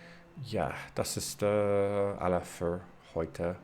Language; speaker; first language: German; non-native, learner; English